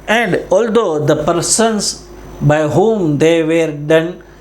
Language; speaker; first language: English; non-native, local second language; Gujarati